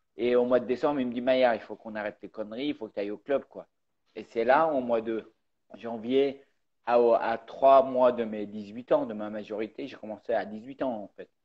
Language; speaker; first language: French; early bilingual, other home language; Persian